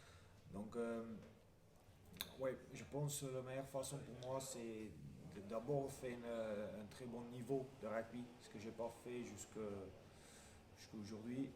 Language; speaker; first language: French; non-native, fluent; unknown